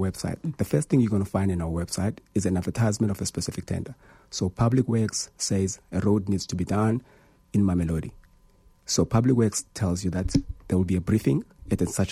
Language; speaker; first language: English; non-native, local second language; Xhosa